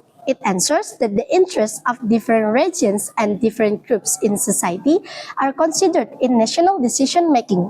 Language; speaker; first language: English; non-native, learner; Indonesian